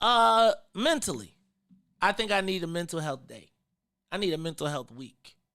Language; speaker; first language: English; native; English